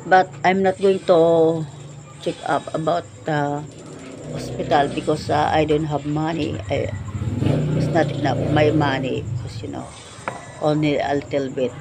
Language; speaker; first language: English; non-native, learner; Filipino